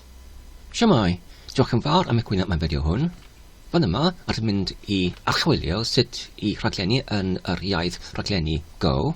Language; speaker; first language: Welsh; non-native, fluent; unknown